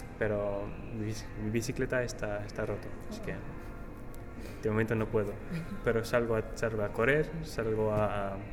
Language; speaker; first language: Spanish; non-native, learner; English